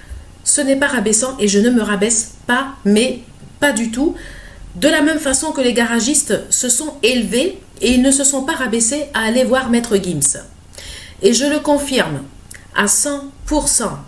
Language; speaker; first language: French; native; French